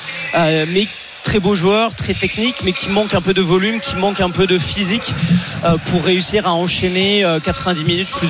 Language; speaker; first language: French; native; French